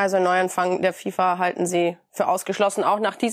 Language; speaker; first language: German; native; German